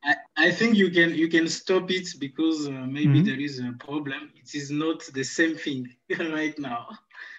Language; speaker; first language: English; non-native, fluent; Sango